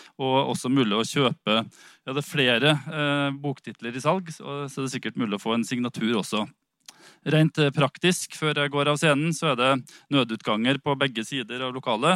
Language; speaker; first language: Norwegian; native; Norwegian